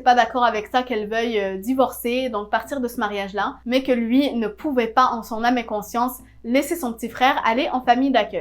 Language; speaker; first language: French; native; French